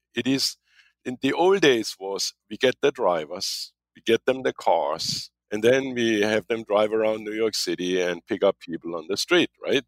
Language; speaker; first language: English; non-native, fluent; German